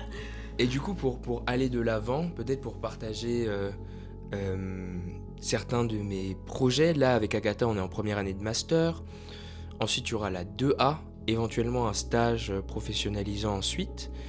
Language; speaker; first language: French; native; French